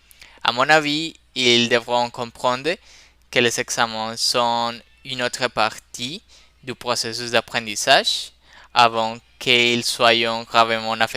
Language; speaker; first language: French; non-native, learner; Spanish